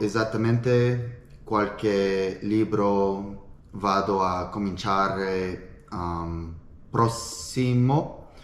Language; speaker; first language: Italian; non-native, learner; English